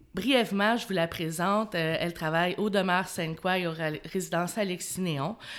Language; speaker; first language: French; native; French